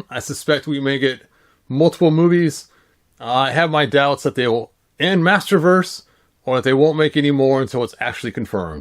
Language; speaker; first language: English; native; English